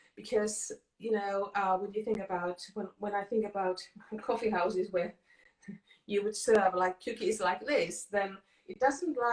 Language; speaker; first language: English; non-native, fluent; Finnish